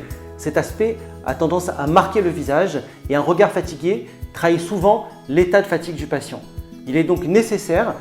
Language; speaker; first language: French; native; French